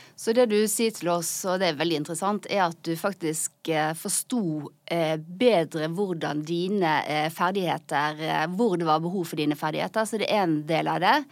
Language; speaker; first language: Norwegian; native; Norwegian